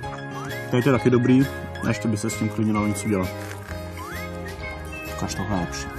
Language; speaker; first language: Czech; native; Czech